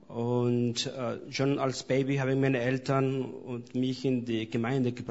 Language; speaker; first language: German; non-native, fluent; Spanish